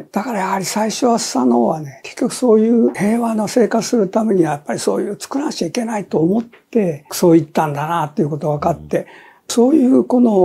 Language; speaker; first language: Japanese; native; Japanese